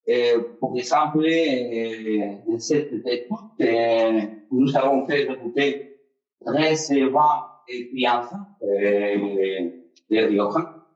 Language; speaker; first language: French; non-native, fluent; Spanish